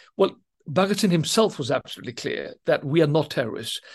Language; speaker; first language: English; non-native, local second language; Swahili